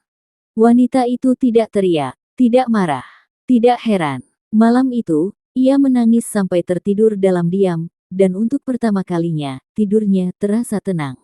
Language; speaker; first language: Indonesian; native; Indonesian